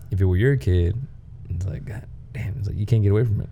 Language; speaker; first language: English; native; English